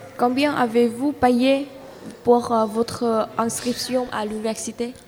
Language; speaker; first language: French; non-native, fluent; Vietnamese